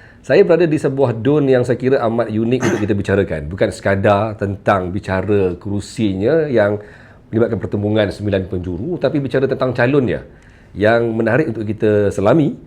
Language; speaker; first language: Malay; native; Malay